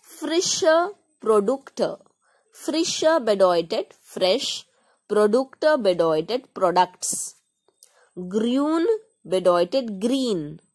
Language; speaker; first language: German; non-native, learner; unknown